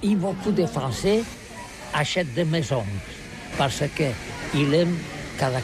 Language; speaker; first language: French; non-native, learner; Catalan